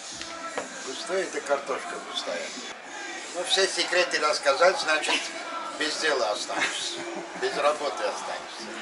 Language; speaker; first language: Russian; non-native, local second language; Azerbaijani